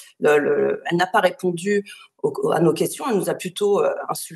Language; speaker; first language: French; native; French